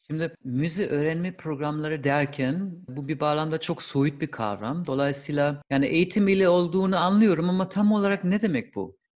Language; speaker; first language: Turkish; non-native, fluent; German